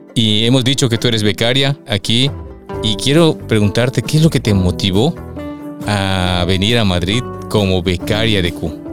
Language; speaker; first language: Spanish; native; Spanish